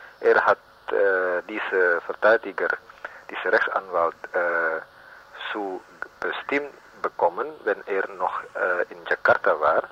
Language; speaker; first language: German; non-native, learner; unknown